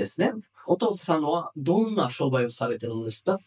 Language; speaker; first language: Japanese; non-native, fluent; Bangla